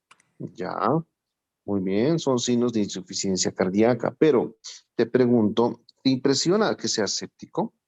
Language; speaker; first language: Spanish; native; Spanish